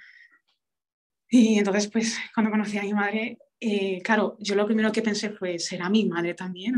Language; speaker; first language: Spanish; early bilingual, other home language; Romanian